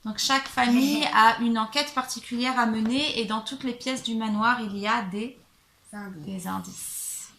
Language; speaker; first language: French; native; French